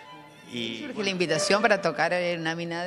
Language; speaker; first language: Spanish; native; Spanish